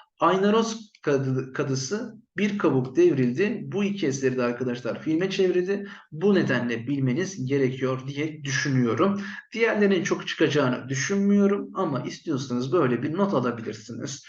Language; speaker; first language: Turkish; native; Turkish